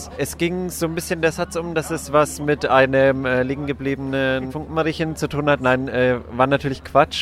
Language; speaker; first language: German; native; German